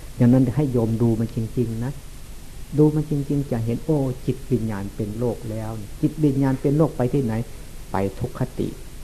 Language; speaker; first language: Thai; non-native, local second language; Lao